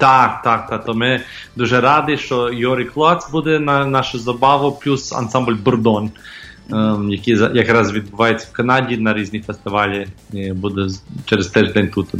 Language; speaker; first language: Ukrainian; early bilingual, heritage; English